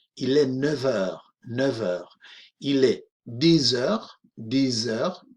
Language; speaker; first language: French; non-native, fluent; Spanish